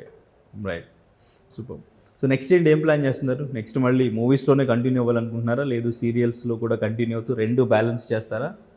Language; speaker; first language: Telugu; native; Telugu